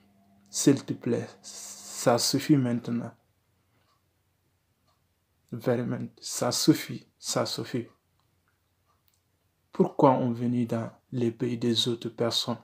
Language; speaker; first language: French; non-native, learner; Wolof